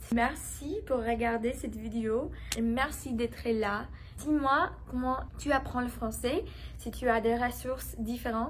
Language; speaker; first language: French; non-native, learner; English